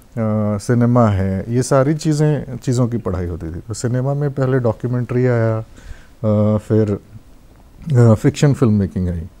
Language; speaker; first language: Hindi; non-native, local second language; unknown